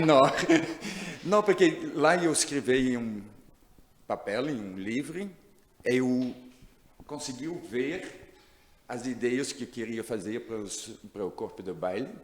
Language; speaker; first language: Portuguese; non-native, learner; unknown